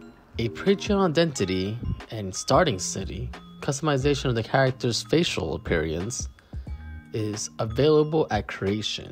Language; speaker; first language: English; native; English